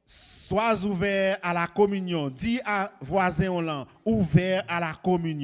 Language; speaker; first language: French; non-native, local second language; Haitian Creole